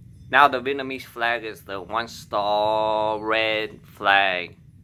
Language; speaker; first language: English; non-native, fluent; Vietnamese